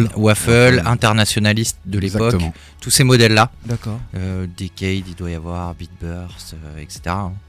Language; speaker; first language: French; native; French